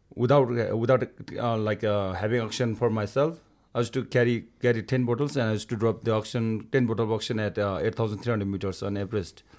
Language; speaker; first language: English; non-native, local second language; Sherpa